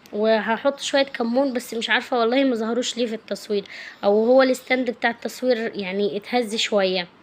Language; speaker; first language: Arabic; native; Arabic